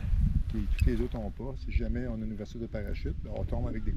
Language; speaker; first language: French; native; French